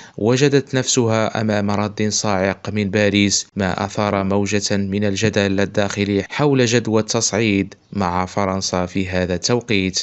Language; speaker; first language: Arabic; native; Arabic